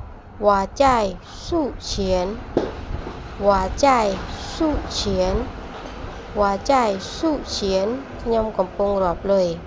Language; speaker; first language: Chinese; non-native, fluent; Khmer